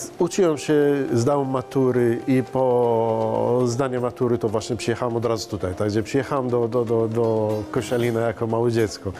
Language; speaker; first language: Polish; non-native, fluent; Arabic